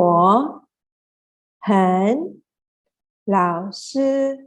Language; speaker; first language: Chinese; non-native, learner; Indonesian